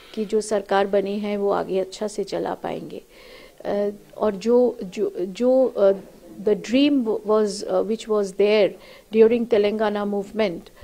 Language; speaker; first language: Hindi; non-native, local second language; Bangla